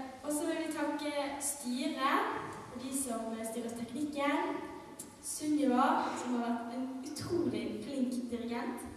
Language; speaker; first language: Norwegian; native; Norwegian